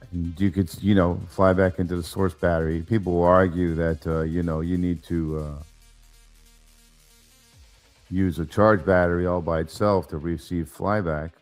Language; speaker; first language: English; native; English